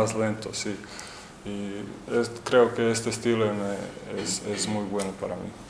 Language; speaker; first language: Spanish; non-native, learner; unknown